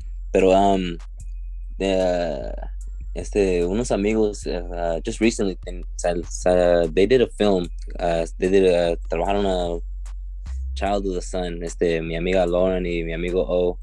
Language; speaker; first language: English; early bilingual, other home language; Spanish